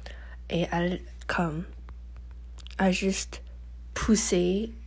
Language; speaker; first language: French; non-native, learner; English